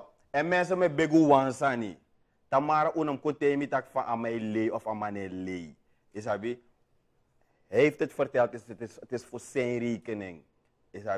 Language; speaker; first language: Dutch; native; Dutch